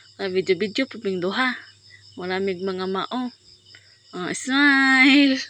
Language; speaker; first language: Cebuano; native; Cebuano